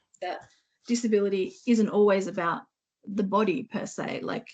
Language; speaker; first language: English; native; English